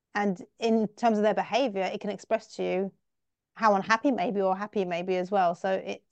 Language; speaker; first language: English; native; English